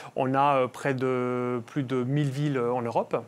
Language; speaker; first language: French; non-native, fluent; Spanish